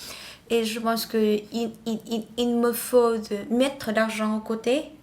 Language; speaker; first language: French; non-native, learner; Vietnamese